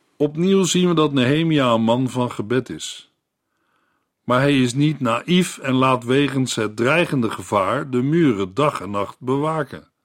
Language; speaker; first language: Dutch; native; Dutch